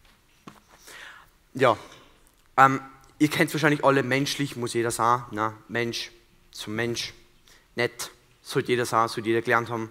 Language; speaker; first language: German; native; German